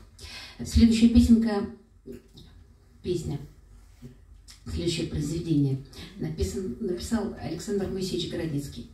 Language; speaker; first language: Russian; native; Russian